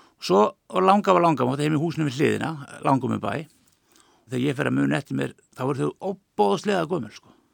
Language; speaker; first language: Icelandic; native; Icelandic